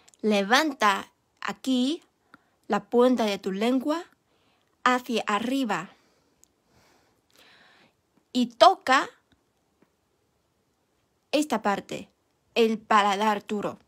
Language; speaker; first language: Spanish; non-native, fluent; Chinese